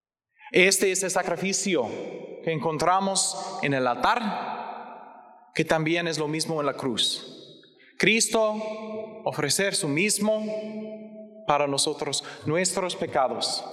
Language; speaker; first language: Spanish; non-native, learner; English